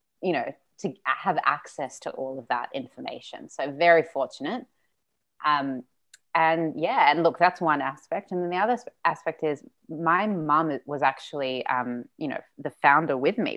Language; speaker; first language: English; non-native, local second language; Russian